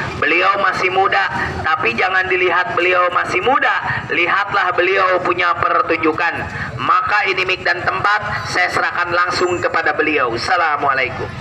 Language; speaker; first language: Indonesian; non-native, local second language; Sundanese